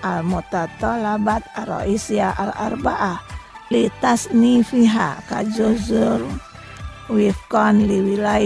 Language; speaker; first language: Arabic; non-native, fluent; Indonesian